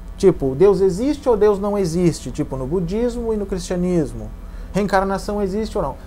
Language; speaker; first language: Portuguese; native; Portuguese